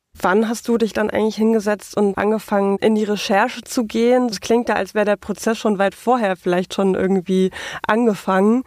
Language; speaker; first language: German; native; German